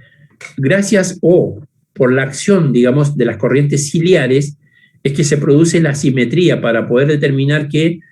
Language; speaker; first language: Spanish; native; Spanish